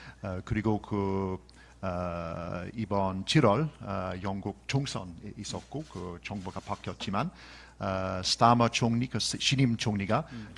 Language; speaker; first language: Korean; non-native, fluent; English